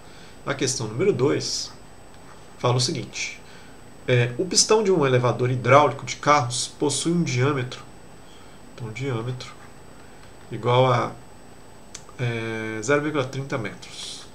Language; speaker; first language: Portuguese; native; Portuguese